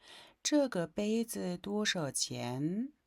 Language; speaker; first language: Chinese; non-native, fluent; Mongolian